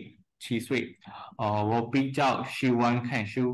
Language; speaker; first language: Chinese; non-native, learner; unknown